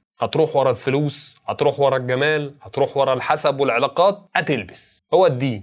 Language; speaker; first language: Arabic; native; Arabic